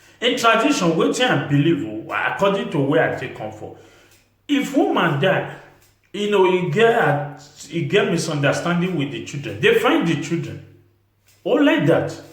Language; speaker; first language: Nigerian Pidgin; non-native, local second language; Bini